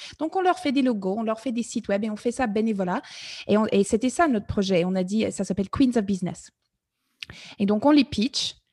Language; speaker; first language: French; non-native, fluent; English